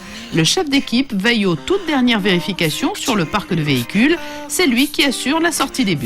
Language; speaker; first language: French; native; French